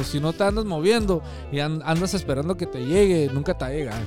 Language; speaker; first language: Spanish; early bilingual, other home language; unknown